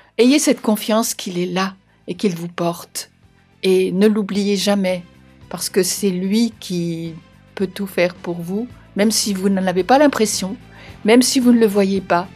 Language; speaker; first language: French; native; French